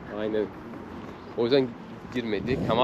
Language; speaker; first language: Turkish; non-native, fluent; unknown